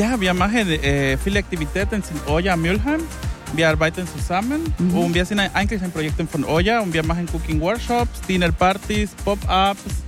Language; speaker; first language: German; non-native, learner; Spanish